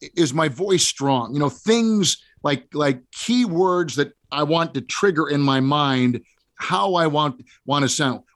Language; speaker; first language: English; native; English